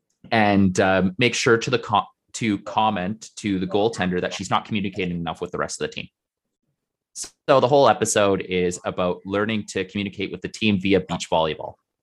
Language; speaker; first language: English; native; English